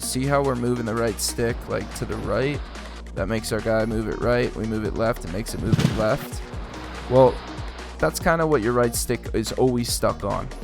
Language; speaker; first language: English; native; English